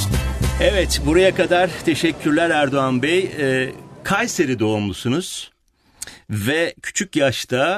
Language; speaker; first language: Turkish; native; Turkish